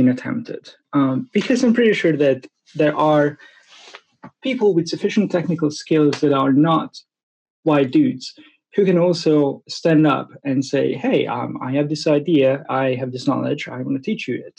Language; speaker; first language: English; non-native, fluent; Hungarian